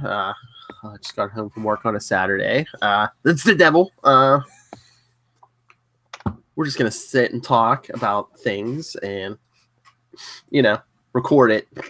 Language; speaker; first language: English; native; English